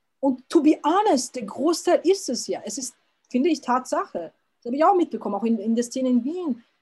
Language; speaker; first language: German; early bilingual, other home language; Serbian